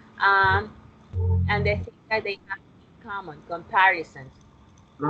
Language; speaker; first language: English; non-native, fluent; Spanish